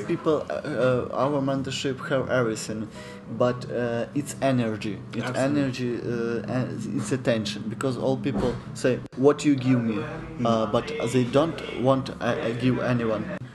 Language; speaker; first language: English; non-native, learner; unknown